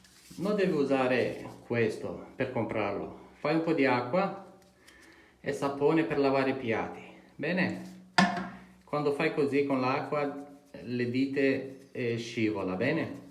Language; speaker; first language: Italian; non-native, fluent; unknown